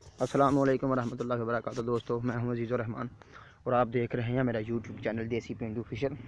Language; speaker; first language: Urdu; non-native, local second language; Punjabi